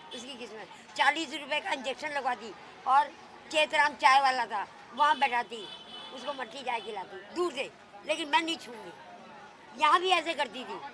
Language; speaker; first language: Hindi; native; Hindi